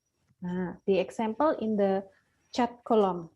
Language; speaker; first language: English; non-native, fluent; Indonesian